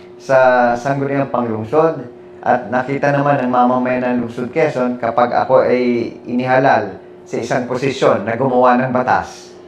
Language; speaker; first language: Filipino; native; Filipino